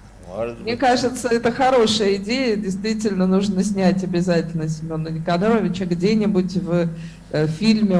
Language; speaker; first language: Russian; native; Russian